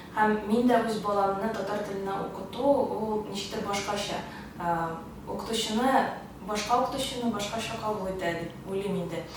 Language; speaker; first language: Tatar; early bilingual, heritage; Tatar